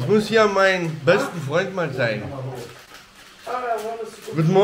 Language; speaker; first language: German; early bilingual, other home language; Albanian